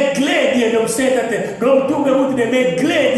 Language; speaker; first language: Swedish; non-native, fluent; Lingala